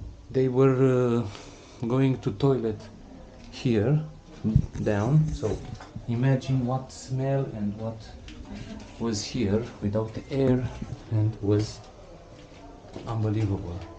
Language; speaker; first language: English; non-native, fluent; Romanian